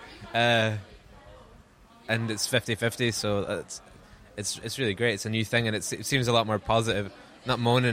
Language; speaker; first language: English; native; English